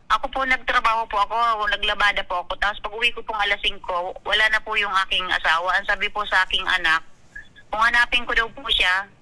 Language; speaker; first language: Filipino; native; Filipino